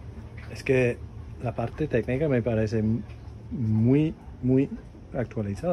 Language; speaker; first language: Spanish; non-native, fluent; English